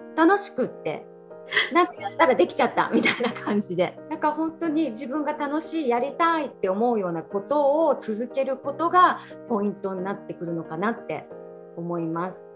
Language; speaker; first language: Japanese; native; Japanese